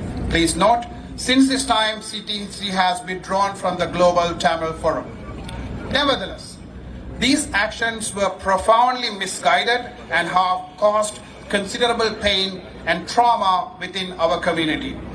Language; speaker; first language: English; non-native, local second language; Tamil